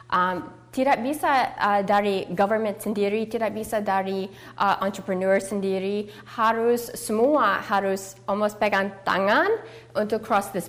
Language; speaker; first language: Indonesian; early bilingual, heritage; English